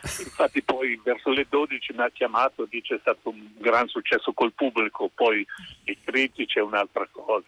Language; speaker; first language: Italian; non-native, local second language; Ladin